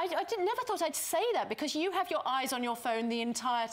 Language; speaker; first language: English; native; English